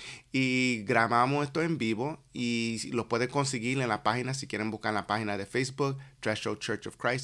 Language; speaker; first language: Spanish; non-native, learner; English